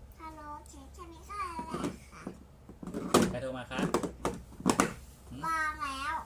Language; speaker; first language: Thai; native; Thai